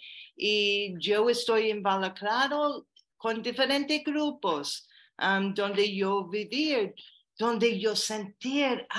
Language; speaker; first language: Spanish; non-native, learner; English